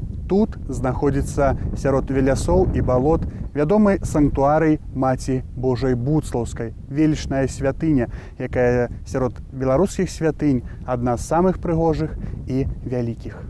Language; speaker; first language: Belarusian; native; Belarusian